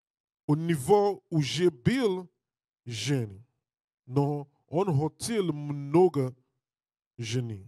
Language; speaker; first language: Russian; non-native, learner; English